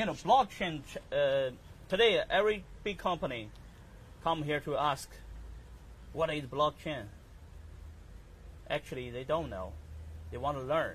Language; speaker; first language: English; non-native, learner; Chinese